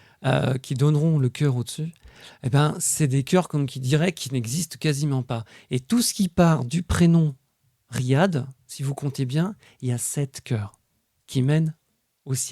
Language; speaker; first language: French; native; French